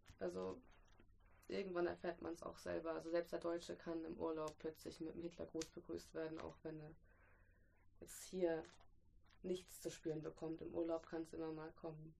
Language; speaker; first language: German; early bilingual, other home language; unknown